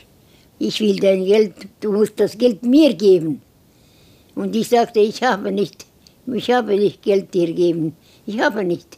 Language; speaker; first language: German; non-native, learner; Estonian